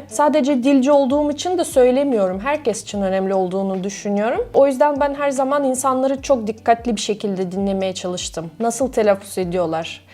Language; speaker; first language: Turkish; non-native, fluent; Russian